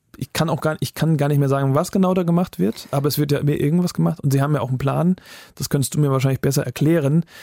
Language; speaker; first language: German; native; German